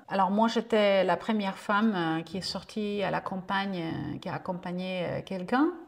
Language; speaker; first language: French; non-native, fluent; German